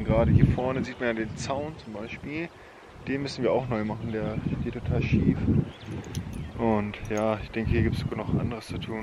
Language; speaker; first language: German; native; German